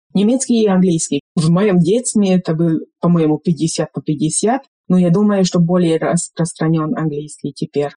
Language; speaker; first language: Russian; non-native, fluent; Hungarian